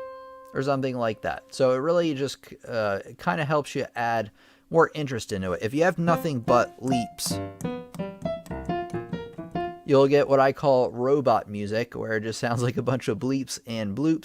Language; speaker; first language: English; native; English